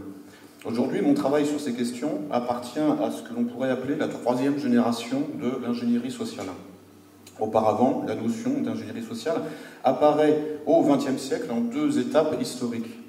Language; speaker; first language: French; native; French